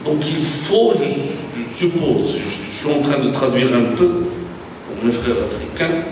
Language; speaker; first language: French; non-native, local second language; Arabic